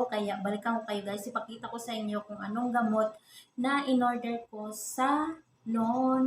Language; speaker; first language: Filipino; native; Filipino